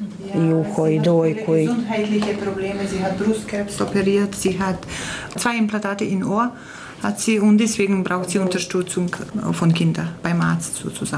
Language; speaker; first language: German; non-native, fluent; Croatian